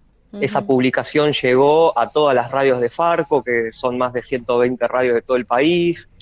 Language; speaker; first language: Spanish; native; Spanish